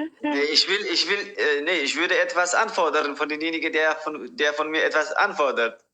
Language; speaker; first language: German; non-native, fluent; Tigrinya